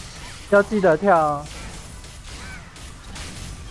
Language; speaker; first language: Chinese; native; Chinese